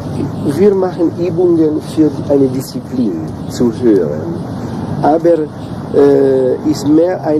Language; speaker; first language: German; non-native, learner; Italian